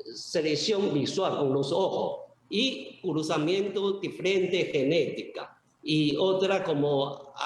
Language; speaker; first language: Spanish; non-native, learner; Chinese